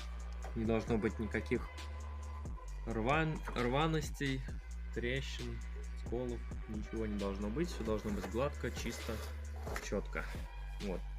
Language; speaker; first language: Russian; native; Russian